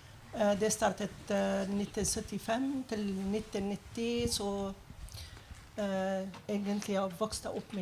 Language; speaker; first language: Norwegian; non-native, fluent; Arabic